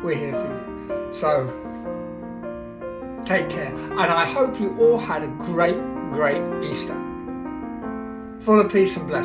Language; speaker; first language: English; native; English